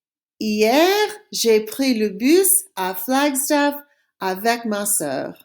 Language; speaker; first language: French; non-native, fluent; English